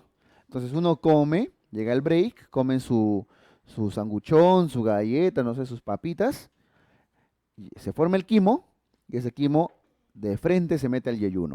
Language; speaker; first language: Spanish; native; Spanish